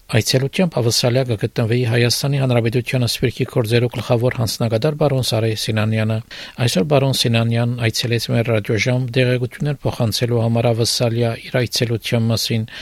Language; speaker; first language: Armenian; early bilingual, heritage; Armenian